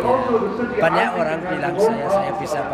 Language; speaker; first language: Indonesian; non-native, fluent; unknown